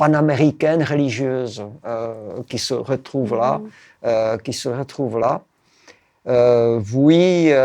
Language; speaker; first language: French; non-native, fluent; Czech